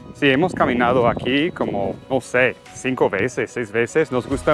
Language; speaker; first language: Spanish; non-native, fluent; English